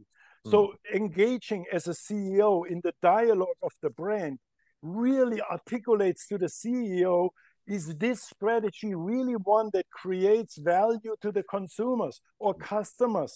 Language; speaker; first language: English; non-native, fluent; German